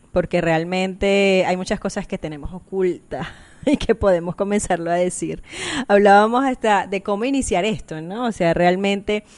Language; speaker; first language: Spanish; native; Spanish